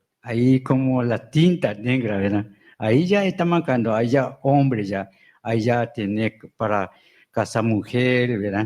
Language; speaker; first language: Spanish; non-native, local second language; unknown